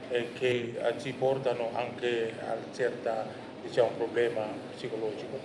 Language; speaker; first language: Italian; non-native, fluent; Indonesian